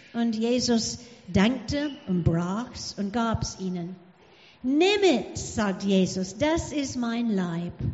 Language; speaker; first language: German; non-native, fluent; English